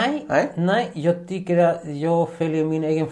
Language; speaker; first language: Swedish; non-native, fluent; Spanish